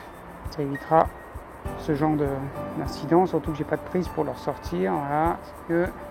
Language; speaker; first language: French; native; French